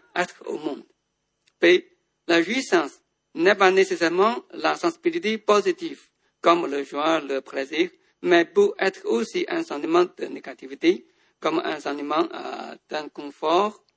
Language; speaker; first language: French; non-native, fluent; Chinese